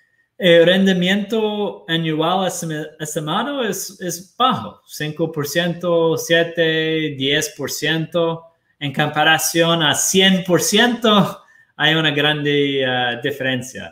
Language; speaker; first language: Spanish; non-native, fluent; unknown